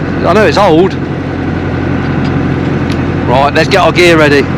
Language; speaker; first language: English; native; English